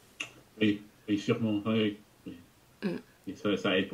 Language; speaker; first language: French; non-native, fluent; English